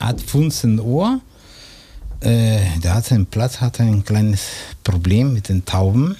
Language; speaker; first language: German; non-native, fluent; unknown